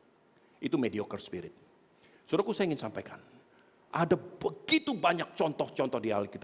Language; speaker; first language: Indonesian; native; Indonesian